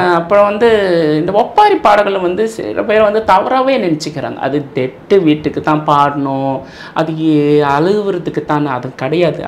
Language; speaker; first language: Tamil; non-native, local second language; Min Nan Chinese